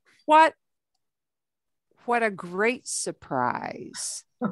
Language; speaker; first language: English; native; English